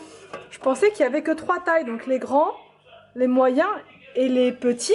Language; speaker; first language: French; native; French